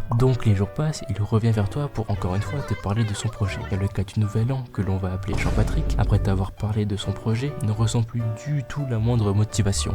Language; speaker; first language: French; native; French